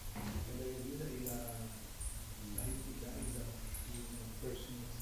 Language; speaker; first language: Spanish; non-native, learner; Portuguese